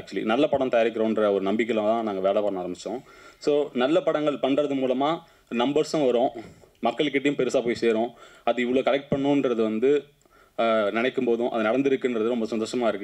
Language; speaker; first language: Tamil; native; Tamil